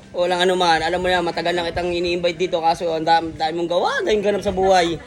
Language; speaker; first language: Filipino; native; Filipino